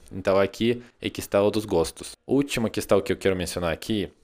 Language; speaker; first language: Portuguese; non-native, fluent; Russian